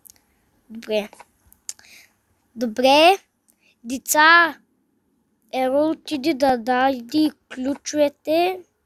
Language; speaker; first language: Bulgarian; non-native, local second language; Turkish